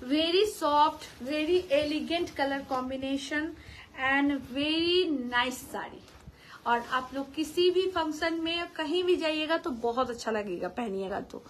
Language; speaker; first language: Hindi; non-native, local second language; Bangla